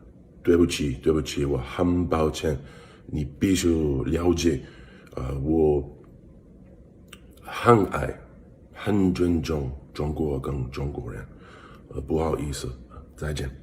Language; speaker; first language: Chinese; non-native, learner; English